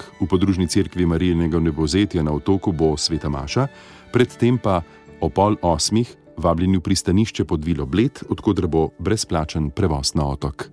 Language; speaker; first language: Slovenian; native; Slovenian